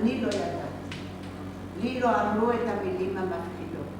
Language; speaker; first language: Hebrew; non-native, fluent; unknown